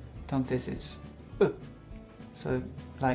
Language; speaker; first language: Spanish; non-native, fluent; English